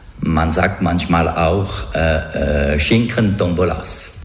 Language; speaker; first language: German; non-native, local second language; French